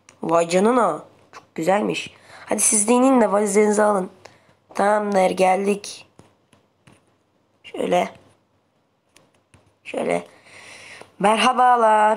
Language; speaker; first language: Turkish; native; Turkish